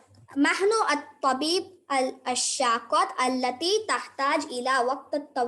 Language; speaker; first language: Arabic; non-native, learner; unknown